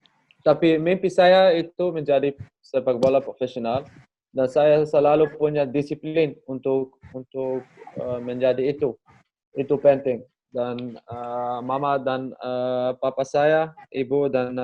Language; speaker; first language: Indonesian; non-native, learner; Dutch